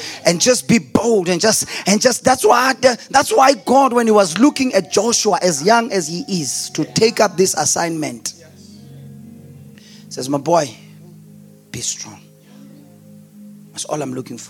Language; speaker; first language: English; non-native, local second language; Zulu